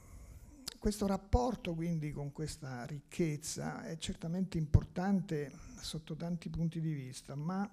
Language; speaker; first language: Italian; native; Italian